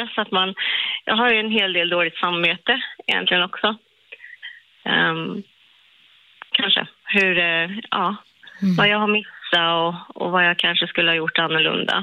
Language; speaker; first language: Swedish; native; Swedish